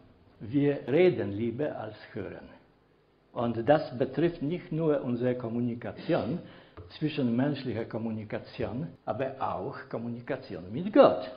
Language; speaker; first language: German; non-native, fluent; Polish